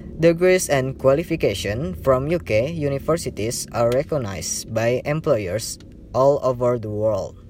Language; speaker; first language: English; non-native, learner; Indonesian